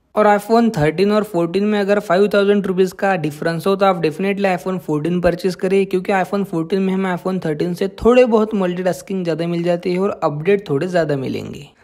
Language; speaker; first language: Hindi; non-native, local second language; Marathi